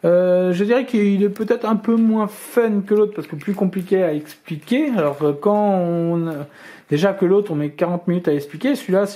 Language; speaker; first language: French; native; French